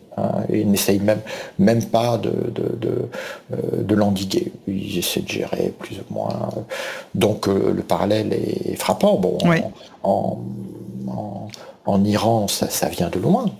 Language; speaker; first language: French; native; French